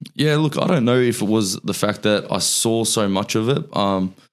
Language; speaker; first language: English; early bilingual, other home language; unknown